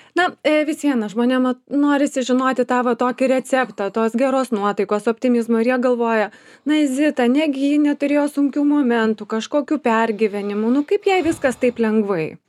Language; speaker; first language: Lithuanian; native; Lithuanian